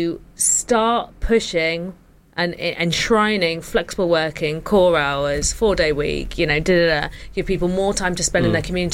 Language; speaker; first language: English; native; English